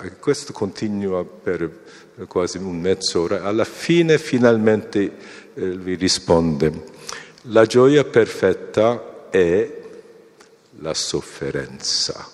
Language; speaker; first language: Italian; non-native, fluent; Korean